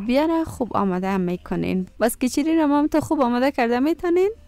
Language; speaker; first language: Persian; native; Persian